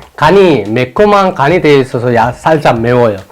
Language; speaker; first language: Korean; non-native, fluent; Sinhala